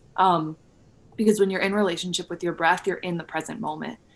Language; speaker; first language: English; native; English